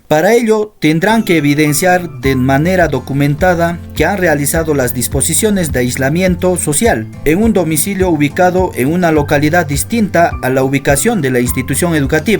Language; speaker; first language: Spanish; native; Spanish